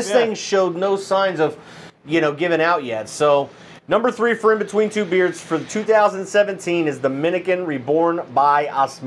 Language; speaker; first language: English; native; English